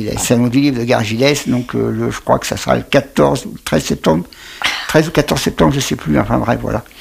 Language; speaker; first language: French; native; French